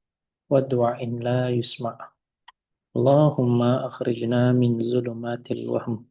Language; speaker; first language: Arabic; non-native, fluent; Indonesian